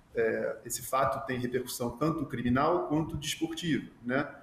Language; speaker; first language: Portuguese; native; Portuguese